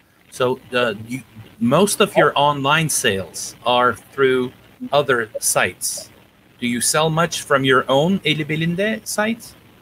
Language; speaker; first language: English; non-native, fluent; Turkish